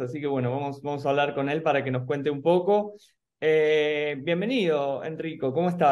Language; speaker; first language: Spanish; native; Spanish